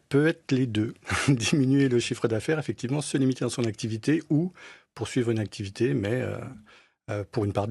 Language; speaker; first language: French; native; French